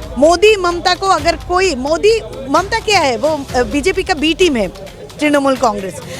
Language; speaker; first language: Hindi; non-native, local second language; Bangla